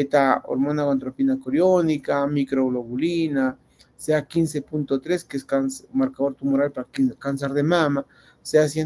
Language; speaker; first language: Spanish; native; Spanish